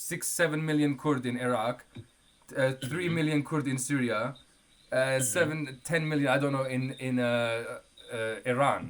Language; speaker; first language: English; non-native, fluent; Kurdish